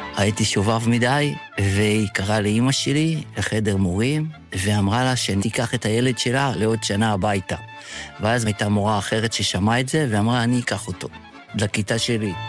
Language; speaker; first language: Hebrew; early bilingual, other home language; Yiddish